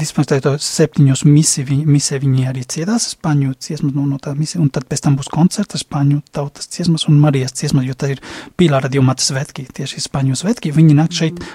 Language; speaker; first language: Latvian; non-native, fluent; Spanish